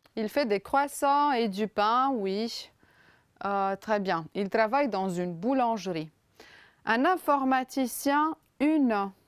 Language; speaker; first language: French; non-native, fluent; Romanian